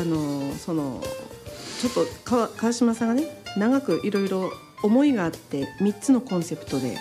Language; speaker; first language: Japanese; native; Japanese